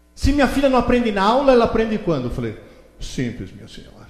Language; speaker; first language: Portuguese; early bilingual, other home language; Italian